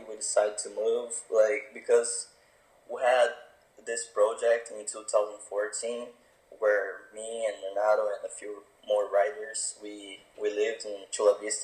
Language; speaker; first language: English; non-native, fluent; Portuguese